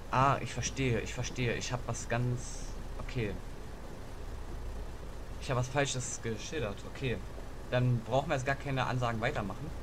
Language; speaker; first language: German; native; German